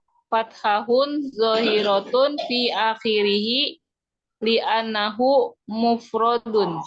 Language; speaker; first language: Arabic; non-native, learner; Indonesian